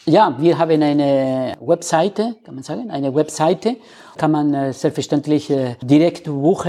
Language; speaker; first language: German; non-native, fluent; Spanish